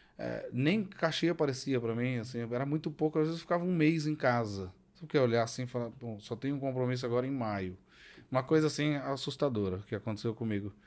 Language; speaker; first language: Portuguese; native; Portuguese